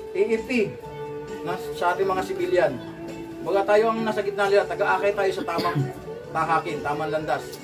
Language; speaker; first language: Filipino; native; Filipino